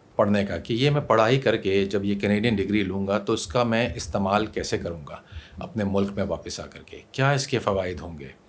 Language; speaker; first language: Urdu; non-native, local second language; Punjabi